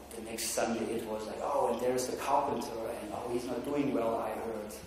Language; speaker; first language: English; non-native, fluent; German